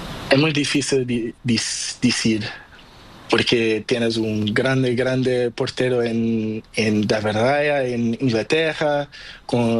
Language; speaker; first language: Spanish; non-native, learner; Portuguese